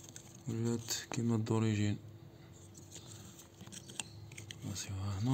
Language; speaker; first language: Arabic; native; Arabic